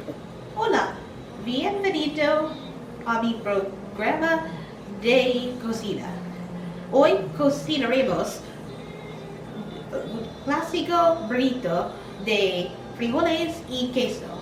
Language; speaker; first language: Spanish; non-native, learner; English